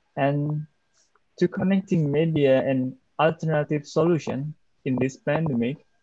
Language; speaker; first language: English; non-native, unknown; Indonesian